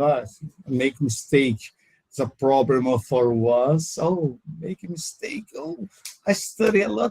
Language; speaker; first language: English; non-native, learner; Portuguese